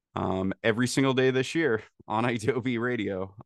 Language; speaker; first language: English; native; English